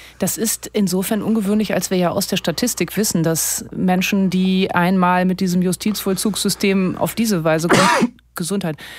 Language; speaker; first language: German; native; German